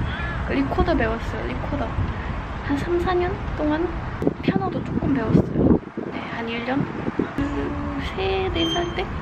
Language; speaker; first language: Korean; non-native, fluent; Estonian